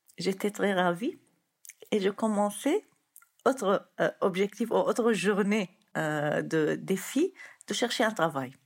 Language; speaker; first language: French; non-native, fluent; Arabic